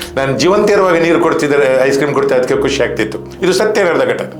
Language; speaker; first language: Kannada; non-native, local second language; Tulu